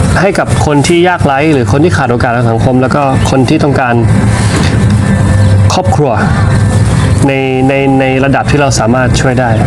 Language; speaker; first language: Thai; native; Thai